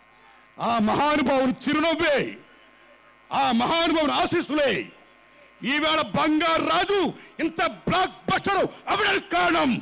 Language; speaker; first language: Telugu; native; Telugu